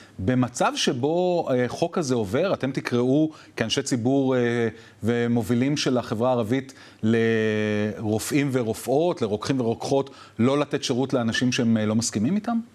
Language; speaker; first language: Hebrew; native; Hebrew